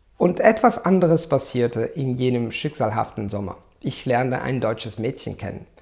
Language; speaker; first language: German; non-native, fluent; Italian